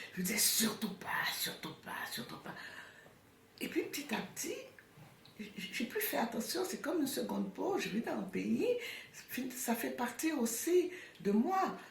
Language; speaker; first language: French; non-native, local second language; Haitian Creole